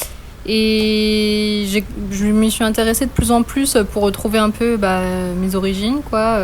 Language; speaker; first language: French; native; French